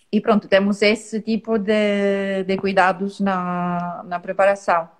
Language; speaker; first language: Portuguese; non-native, fluent; Italian